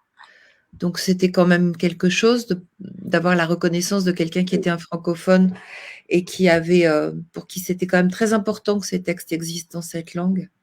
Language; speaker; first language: French; native; French